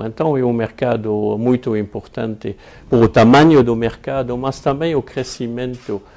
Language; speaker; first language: Portuguese; non-native, fluent; French